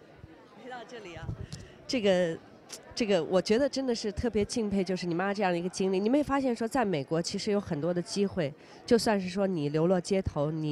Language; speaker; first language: Chinese; native; Chinese